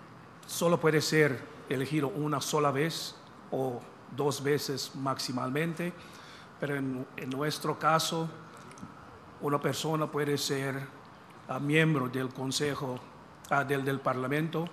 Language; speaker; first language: Spanish; non-native, fluent; English